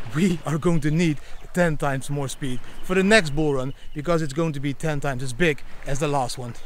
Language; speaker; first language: English; non-native, fluent; Dutch